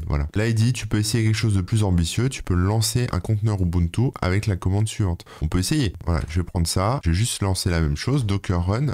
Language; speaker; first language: French; native; French